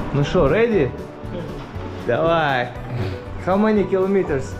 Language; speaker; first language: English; non-native, learner; Russian